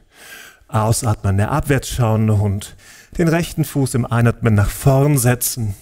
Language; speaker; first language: German; native; German